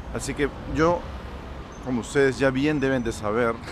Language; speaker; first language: Spanish; native; Spanish